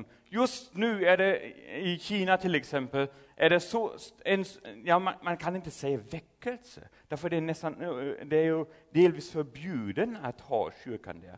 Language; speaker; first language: Swedish; non-native, fluent; German